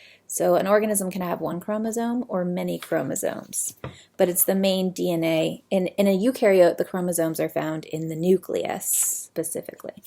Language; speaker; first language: English; native; English